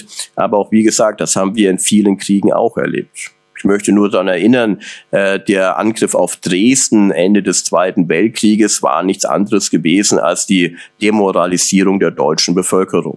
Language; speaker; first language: German; native; German